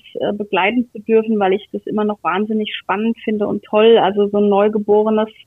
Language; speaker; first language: German; native; German